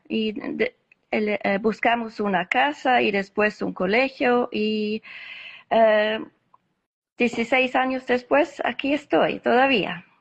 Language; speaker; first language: Spanish; non-native, fluent; English